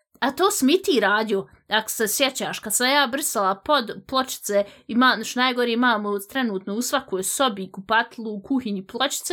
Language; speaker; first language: Bosnian; native; Bosnian